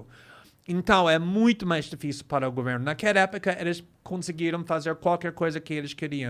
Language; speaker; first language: Portuguese; non-native, fluent; English